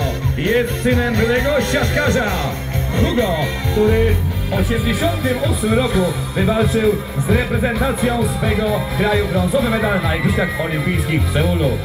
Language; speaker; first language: Polish; native; Polish